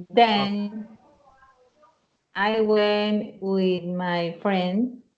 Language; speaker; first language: English; non-native, learner; Spanish